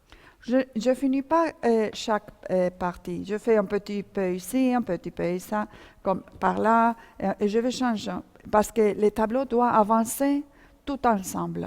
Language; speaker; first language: French; non-native, fluent; Spanish